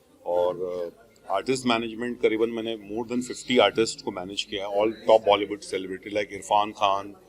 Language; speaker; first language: Hindi; native; Hindi